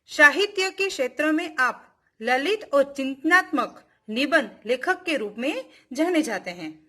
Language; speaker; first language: Hindi; non-native, local second language; Gujarati